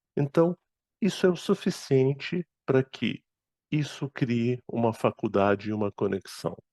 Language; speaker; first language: Portuguese; non-native, fluent; Arabic